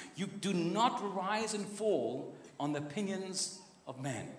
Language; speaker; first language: English; non-native, local second language; Afrikaans